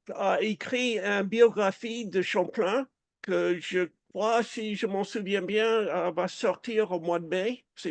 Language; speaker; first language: French; non-native, fluent; English